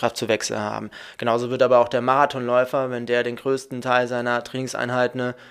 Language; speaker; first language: German; native; German